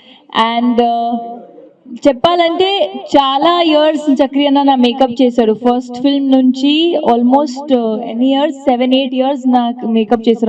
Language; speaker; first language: Telugu; non-native, learner; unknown